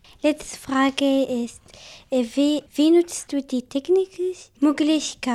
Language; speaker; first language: German; non-native, learner; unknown